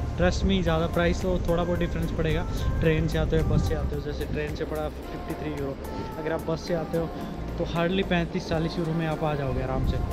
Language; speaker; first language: Hindi; native; Hindi